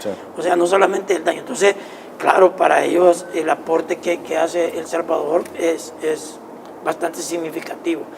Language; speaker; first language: Spanish; native; Spanish